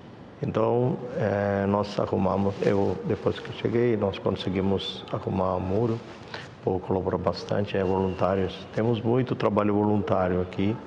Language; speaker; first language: Portuguese; non-native, fluent; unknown